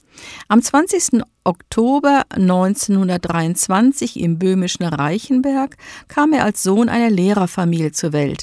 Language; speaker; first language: German; native; German